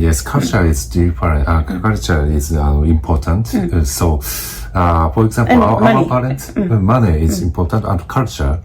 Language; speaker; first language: English; non-native, learner; Japanese